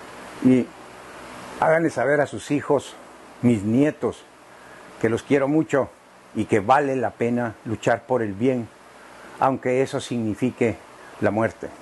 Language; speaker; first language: Spanish; native; Spanish